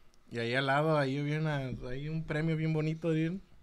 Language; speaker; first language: Spanish; early bilingual, other home language; English